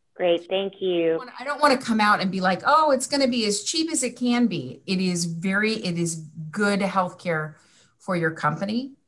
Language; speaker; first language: English; native; English